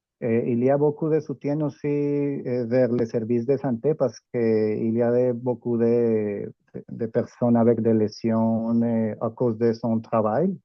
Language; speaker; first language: French; non-native, fluent; Spanish